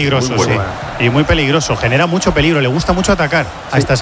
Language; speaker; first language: Spanish; native; Spanish